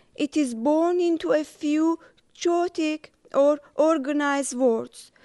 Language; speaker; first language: English; non-native, fluent; Persian